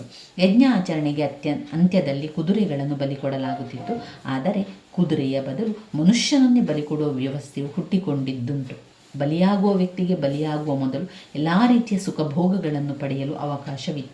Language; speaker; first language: Kannada; native; Kannada